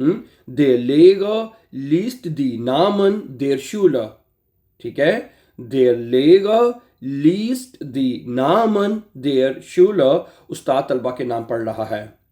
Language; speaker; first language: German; non-native, fluent; Urdu